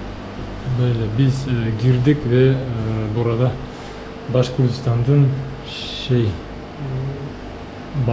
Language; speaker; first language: Turkish; non-native, learner; Bashkir